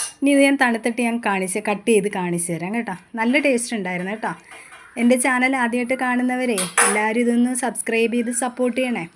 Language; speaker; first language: Malayalam; native; Malayalam